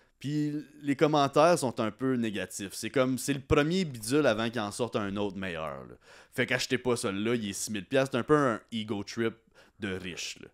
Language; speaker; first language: French; native; French